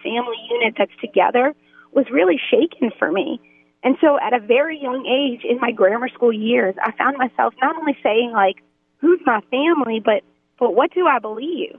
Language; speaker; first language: English; native; English